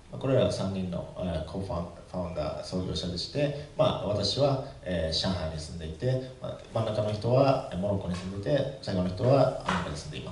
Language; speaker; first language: Japanese; native; Japanese